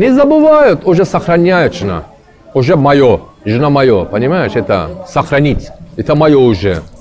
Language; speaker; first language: Russian; non-native, learner; Turkish